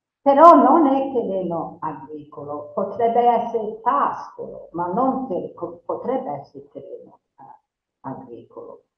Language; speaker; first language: Italian; non-native, fluent; English